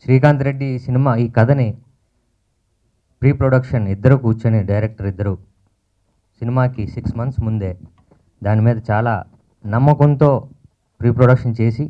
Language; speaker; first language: Telugu; native; Telugu